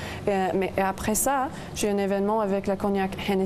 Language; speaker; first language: French; non-native, local second language; English